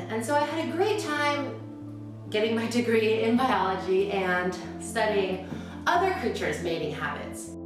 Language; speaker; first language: English; native; English